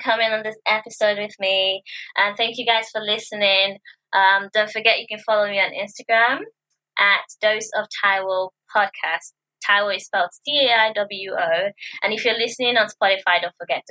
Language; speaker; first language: English; non-native, local second language; Yoruba